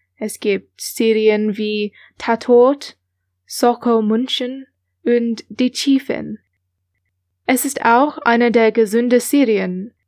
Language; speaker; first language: German; non-native, learner; English